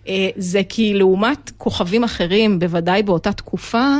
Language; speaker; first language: Hebrew; native; Hebrew